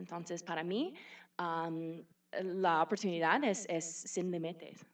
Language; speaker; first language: Spanish; non-native, fluent; English